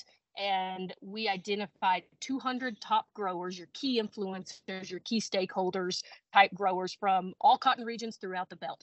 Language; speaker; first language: English; native; English